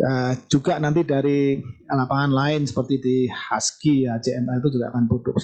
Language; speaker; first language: Indonesian; native; Indonesian